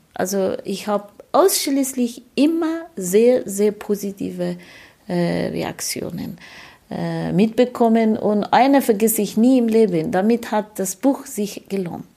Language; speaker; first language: German; non-native, fluent; Persian